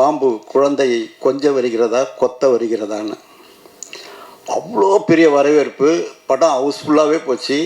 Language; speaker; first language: Tamil; native; Tamil